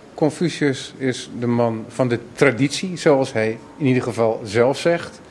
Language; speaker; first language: Dutch; native; Dutch